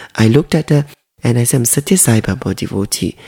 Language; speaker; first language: English; non-native, local second language; Hakka Chinese